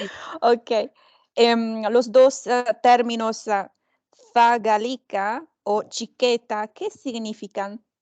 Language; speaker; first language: Spanish; non-native, learner; Chinese